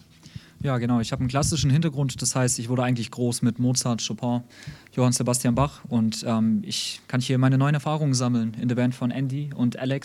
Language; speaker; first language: German; early bilingual, other home language; Russian